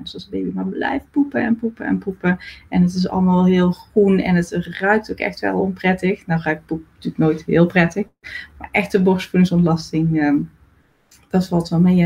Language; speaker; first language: Dutch; native; Dutch